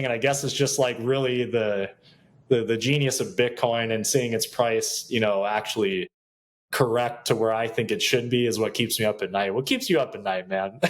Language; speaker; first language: English; native; English